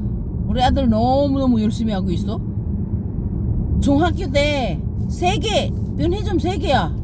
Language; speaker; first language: Korean; non-native, learner; Filipino